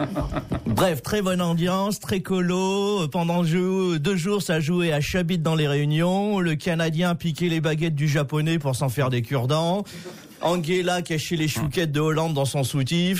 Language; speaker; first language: French; native; French